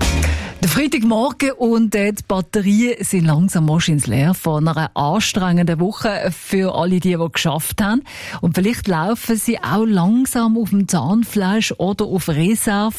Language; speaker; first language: German; native; German